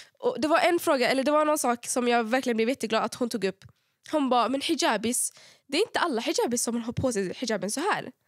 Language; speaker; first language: Swedish; early bilingual, other home language; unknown